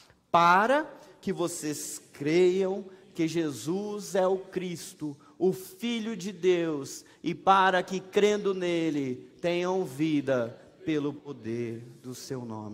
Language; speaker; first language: Portuguese; native; Portuguese